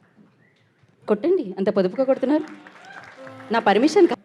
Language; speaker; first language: Telugu; native; Telugu